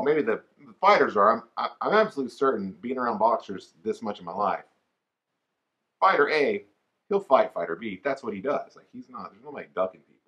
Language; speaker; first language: English; native; English